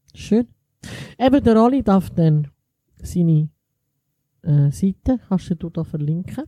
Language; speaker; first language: German; early bilingual, other home language; Italian